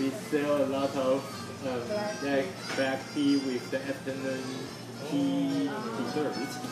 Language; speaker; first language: English; non-native, learner; Chinese